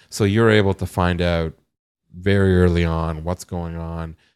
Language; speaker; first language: English; native; English